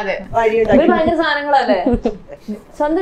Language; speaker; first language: Malayalam; native; Malayalam